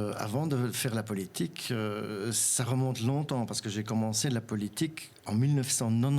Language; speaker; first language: French; non-native, local second language; German